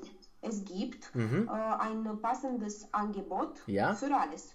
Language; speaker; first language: German; non-native, learner; Romanian